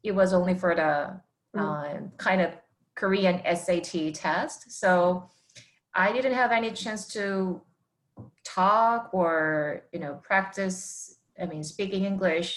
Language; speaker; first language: English; non-native, fluent; Korean